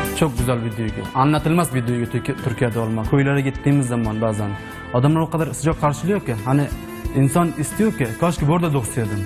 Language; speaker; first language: Turkish; non-native, fluent; Persian